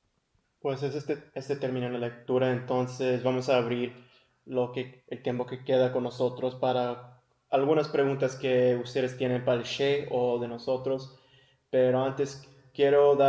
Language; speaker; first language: Spanish; early bilingual, heritage; English